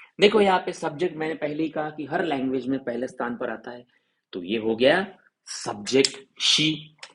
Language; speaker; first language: Hindi; non-native, local second language; Marathi